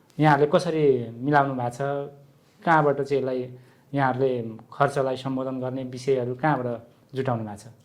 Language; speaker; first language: Nepali; native; Nepali